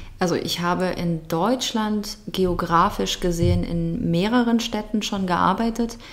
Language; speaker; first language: German; early bilingual, other home language; Russian